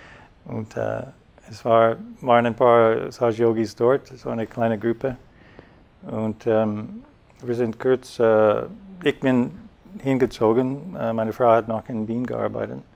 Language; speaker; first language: German; non-native, fluent; English